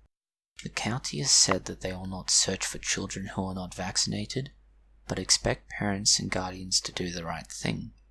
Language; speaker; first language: English; native; English